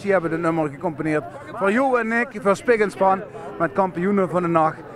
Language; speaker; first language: Dutch; native; Dutch